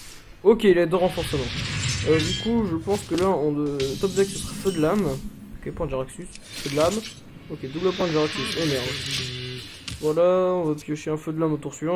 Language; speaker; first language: French; native; French